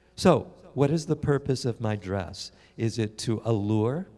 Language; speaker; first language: English; native; English